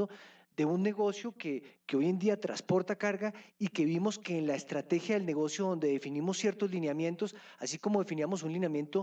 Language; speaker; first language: Spanish; native; Spanish